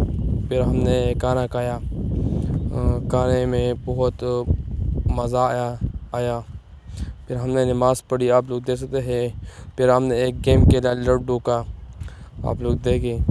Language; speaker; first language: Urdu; non-native, local second language; Pashto